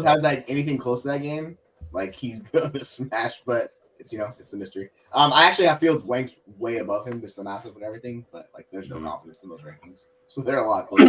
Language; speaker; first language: English; native; English